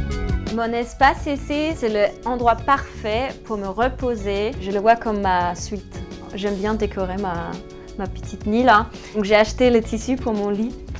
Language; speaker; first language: French; non-native, fluent; Danish